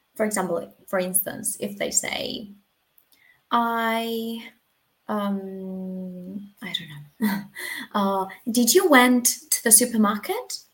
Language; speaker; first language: English; non-native, fluent; Spanish